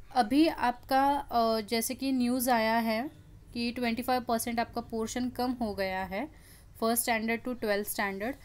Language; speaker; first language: Hindi; non-native, local second language; Marathi